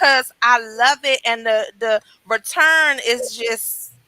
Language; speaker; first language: English; native; English